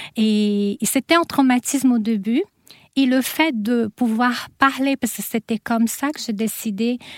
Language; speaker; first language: French; non-native, fluent; Portuguese